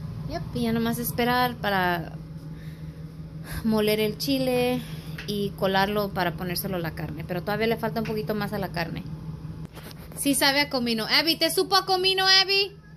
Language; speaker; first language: Spanish; early bilingual, heritage; Spanish